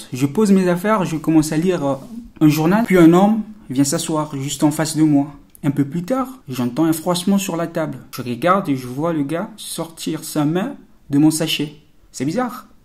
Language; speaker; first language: French; non-native, local second language; Sango